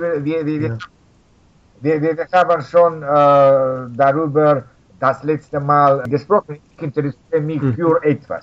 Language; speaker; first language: German; non-native, learner; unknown